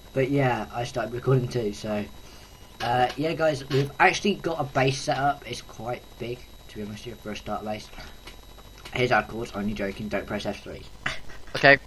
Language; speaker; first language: English; native; English